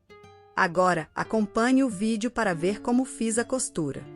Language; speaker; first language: Portuguese; native; Portuguese